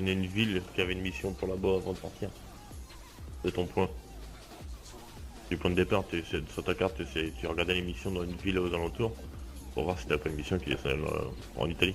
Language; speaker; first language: French; native; French